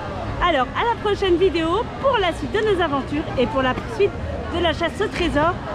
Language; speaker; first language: French; native; French